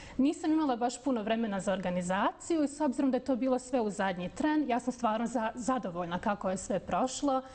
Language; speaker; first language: Bosnian; native; Bosnian